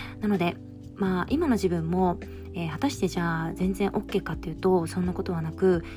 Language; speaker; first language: Japanese; native; Japanese